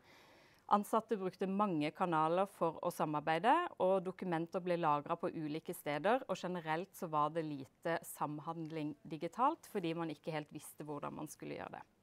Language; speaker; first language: Norwegian; native; Norwegian